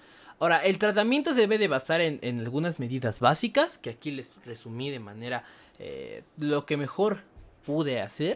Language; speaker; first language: Spanish; native; Spanish